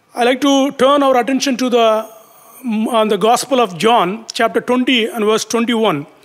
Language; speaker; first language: English; non-native, local second language; Tamil